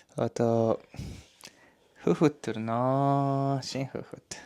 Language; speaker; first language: Mongolian; non-native, learner; Japanese